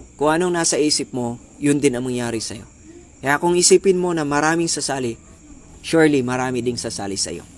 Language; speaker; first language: Filipino; non-native, local second language; Cebuano